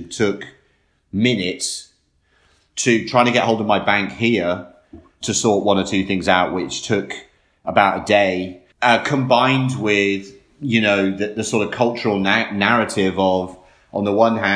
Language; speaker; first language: English; native; English